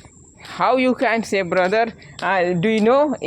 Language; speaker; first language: English; non-native, learner; Hindi